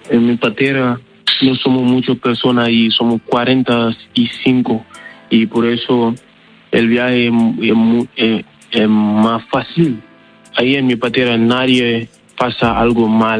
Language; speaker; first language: Spanish; non-native, learner; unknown